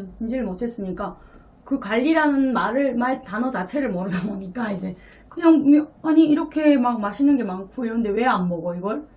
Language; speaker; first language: Korean; native; Korean